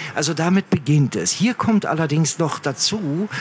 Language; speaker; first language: German; early bilingual, other home language; Arabic